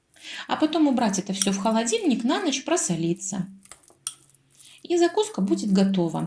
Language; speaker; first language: Russian; native; Russian